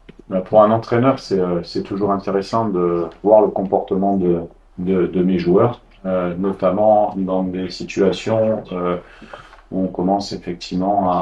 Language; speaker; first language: French; non-native, fluent; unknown